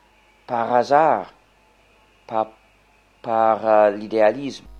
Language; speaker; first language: French; non-native, fluent; English